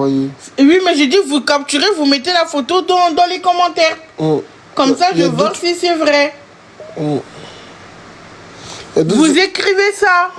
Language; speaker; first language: French; native; French